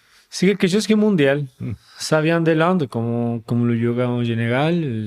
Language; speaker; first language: French; non-native, fluent; Spanish